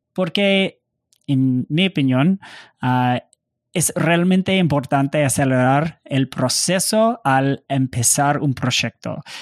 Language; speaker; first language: Spanish; non-native, learner; English